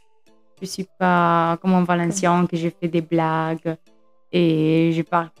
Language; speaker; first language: French; non-native, fluent; Spanish